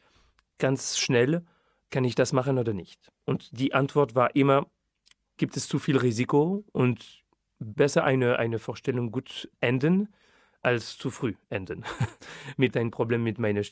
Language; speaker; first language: German; non-native, fluent; French